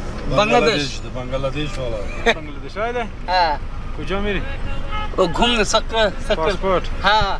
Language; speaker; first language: Hindi; non-native, learner; Bangla